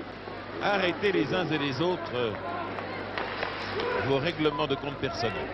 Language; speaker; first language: French; native; French